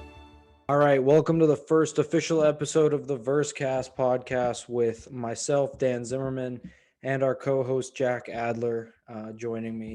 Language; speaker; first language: English; native; English